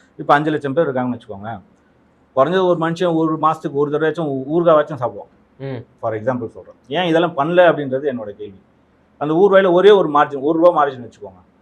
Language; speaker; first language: Tamil; non-native, local second language; Telugu